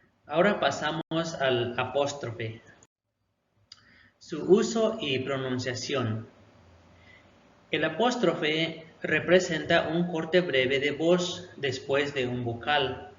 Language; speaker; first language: Spanish; non-native, local second language; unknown